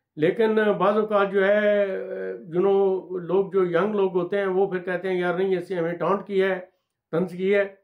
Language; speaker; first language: Urdu; non-native, local second language; Punjabi